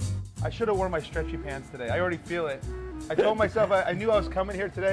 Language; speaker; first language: English; native; English